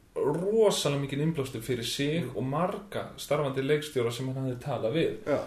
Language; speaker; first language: Icelandic; native; Icelandic